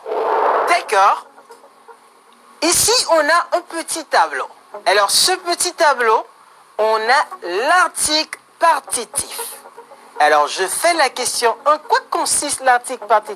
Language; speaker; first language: French; non-native, fluent; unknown